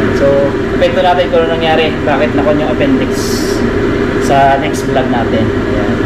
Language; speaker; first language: Filipino; non-native, local second language; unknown